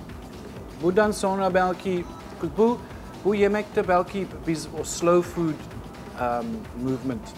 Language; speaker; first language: Turkish; non-native, learner; English